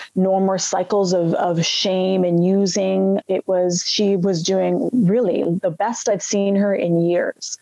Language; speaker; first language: English; native; English